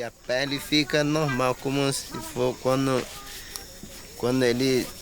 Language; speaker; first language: Portuguese; non-native, local second language; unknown